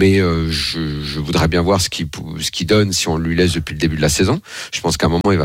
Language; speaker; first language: French; native; French